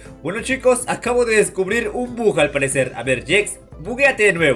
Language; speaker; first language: Spanish; native; Spanish